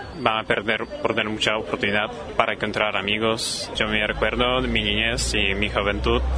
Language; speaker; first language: Spanish; non-native, fluent; Polish